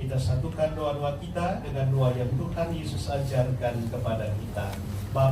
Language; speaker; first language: Indonesian; native; Indonesian